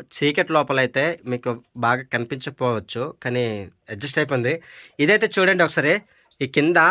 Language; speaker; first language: Telugu; non-native, local second language; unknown